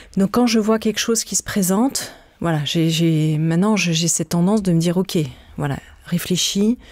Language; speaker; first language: French; native; French